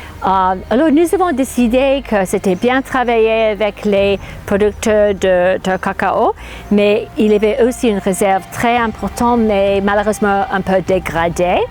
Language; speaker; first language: French; non-native, fluent; English